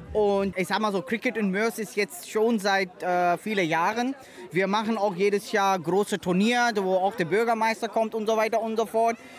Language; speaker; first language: German; non-native, fluent; Urdu